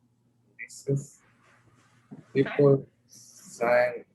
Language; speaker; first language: English; non-native, learner; Spanish